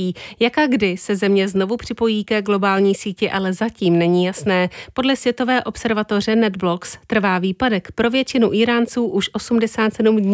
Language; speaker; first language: Czech; native; Czech